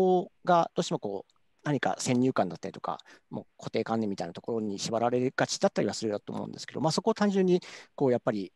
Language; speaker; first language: Japanese; native; Japanese